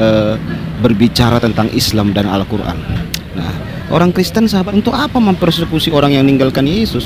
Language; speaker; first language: Indonesian; native; Indonesian